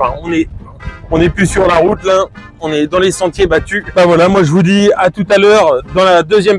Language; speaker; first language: French; native; French